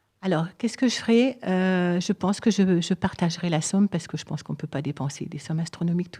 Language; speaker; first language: French; native; French